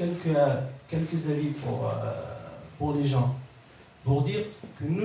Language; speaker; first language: French; non-native, learner; Arabic